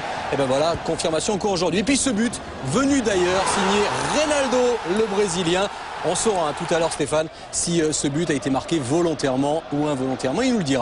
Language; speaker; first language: French; native; French